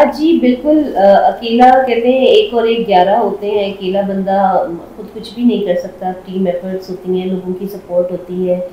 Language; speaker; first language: Urdu; non-native, local second language; Sindhi